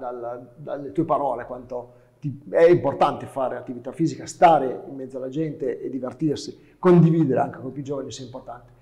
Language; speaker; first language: Italian; native; Italian